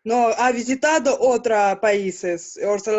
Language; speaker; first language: Spanish; non-native, learner; Russian